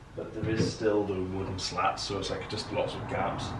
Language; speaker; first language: English; native; English